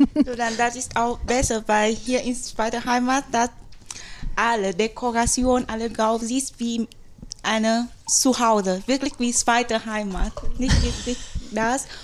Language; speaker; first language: German; non-native, fluent; Vietnamese